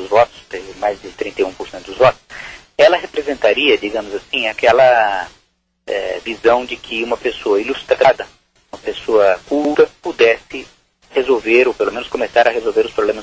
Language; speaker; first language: Portuguese; native; Portuguese